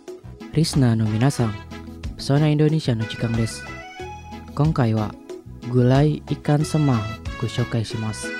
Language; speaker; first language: Japanese; non-native, fluent; Indonesian